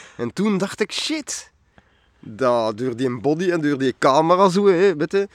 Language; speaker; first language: Dutch; non-native, local second language; French